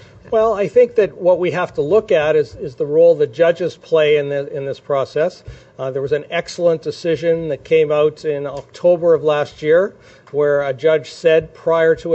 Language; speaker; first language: English; native; English